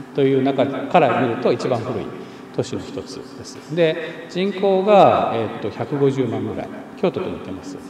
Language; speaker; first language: Japanese; native; Japanese